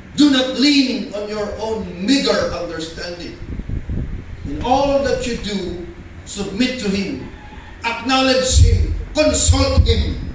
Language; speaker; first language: English; non-native, local second language; Filipino